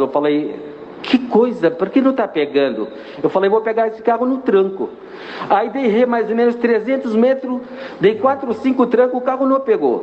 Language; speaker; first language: Portuguese; non-native, fluent; Arabic